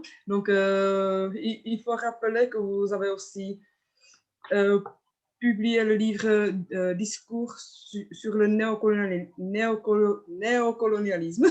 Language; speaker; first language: French; non-native, fluent; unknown